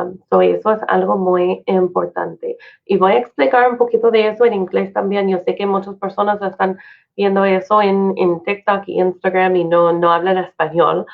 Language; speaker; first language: Spanish; non-native, fluent; English